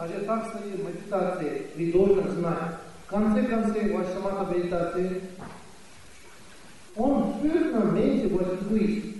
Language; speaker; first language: Russian; non-native, learner; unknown